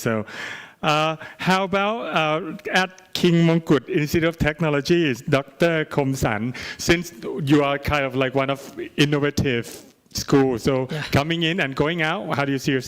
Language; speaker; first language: English; non-native, fluent; Thai